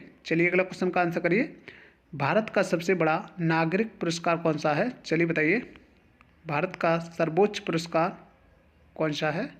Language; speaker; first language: Hindi; native; Hindi